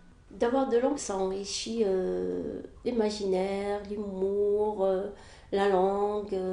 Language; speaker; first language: French; non-native, fluent; Arabic